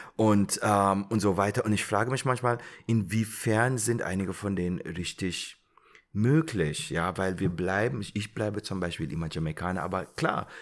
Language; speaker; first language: German; non-native, fluent; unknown